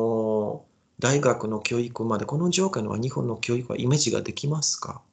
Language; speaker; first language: Japanese; non-native, learner; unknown